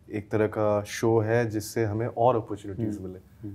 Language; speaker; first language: Hindi; native; Hindi